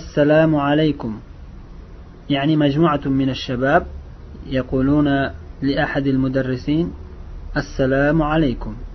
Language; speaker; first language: Arabic; non-native, fluent; Uzbek